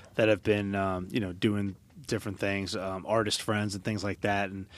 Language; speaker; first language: English; native; English